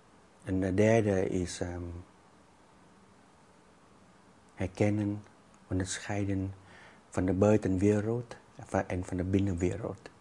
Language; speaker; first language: Dutch; non-native, fluent; Vietnamese